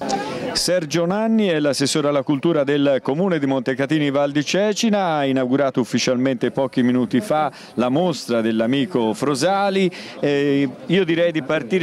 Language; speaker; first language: Italian; native; Italian